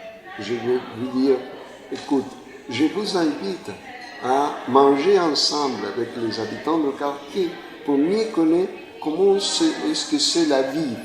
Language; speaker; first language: French; non-native, fluent; Spanish